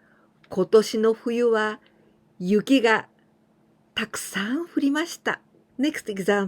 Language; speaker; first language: Japanese; non-native, fluent; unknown